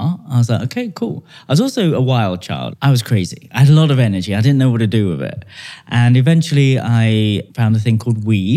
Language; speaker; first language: English; native; English